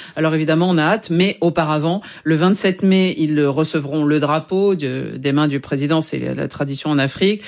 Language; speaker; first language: French; native; French